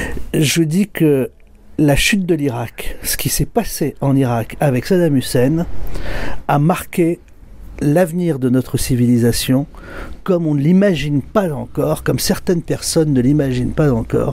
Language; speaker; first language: French; native; French